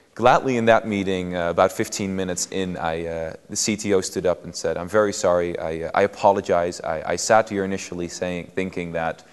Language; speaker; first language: English; non-native, fluent; Dutch